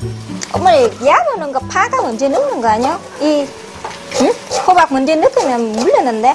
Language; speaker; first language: Korean; non-native, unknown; Vietnamese